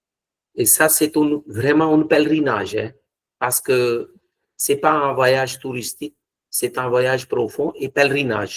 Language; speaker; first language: French; non-native, fluent; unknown